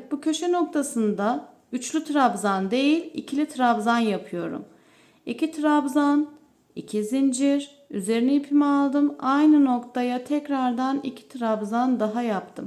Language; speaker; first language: Turkish; native; Turkish